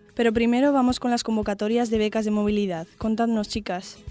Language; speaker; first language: Spanish; native; Spanish